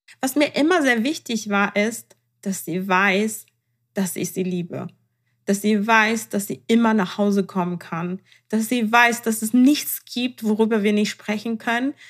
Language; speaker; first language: German; non-native, fluent; Persian